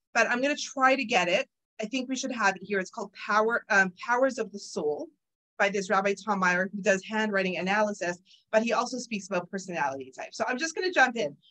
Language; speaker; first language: English; native; English